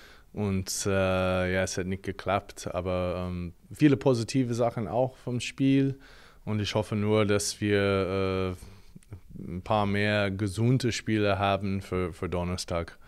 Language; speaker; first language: German; non-native, fluent; English